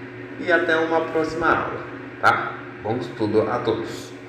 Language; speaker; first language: Portuguese; non-native, fluent; Haitian Creole